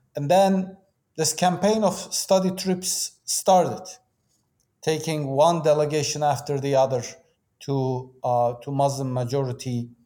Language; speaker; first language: English; non-native, fluent; Turkish